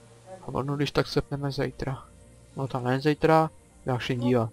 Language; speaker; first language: Czech; native; Czech